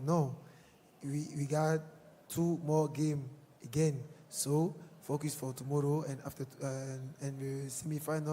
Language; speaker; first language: English; non-native, learner; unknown